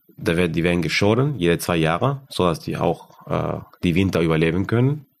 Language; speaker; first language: German; non-native, fluent; Spanish